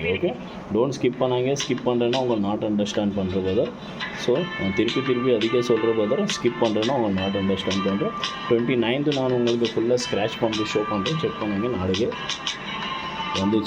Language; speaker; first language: Tamil; non-native, local second language; Kannada